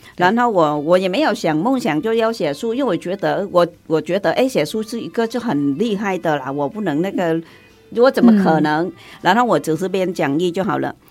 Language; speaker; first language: Chinese; non-native, fluent; Vietnamese